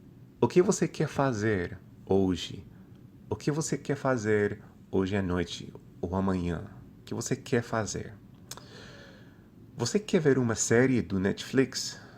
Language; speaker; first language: Portuguese; non-native, fluent; English